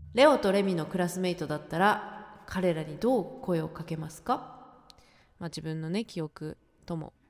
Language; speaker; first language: Japanese; native; Japanese